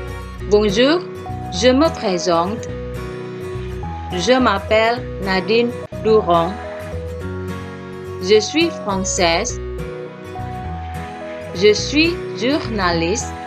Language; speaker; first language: French; non-native, fluent; Indonesian